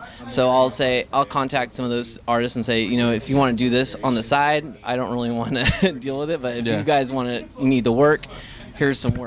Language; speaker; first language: English; native; English